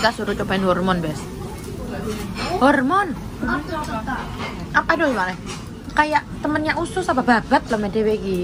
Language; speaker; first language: Indonesian; non-native, local second language; Javanese